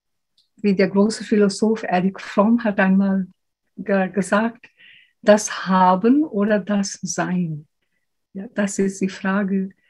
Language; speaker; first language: German; non-native, fluent; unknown